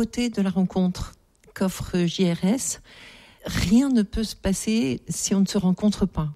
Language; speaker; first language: French; native; French